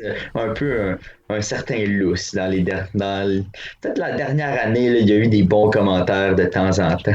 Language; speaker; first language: French; native; French